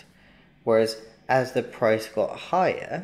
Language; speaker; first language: English; native; English